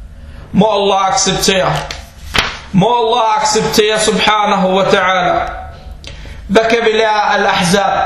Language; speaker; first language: Danish; non-native, fluent; Arabic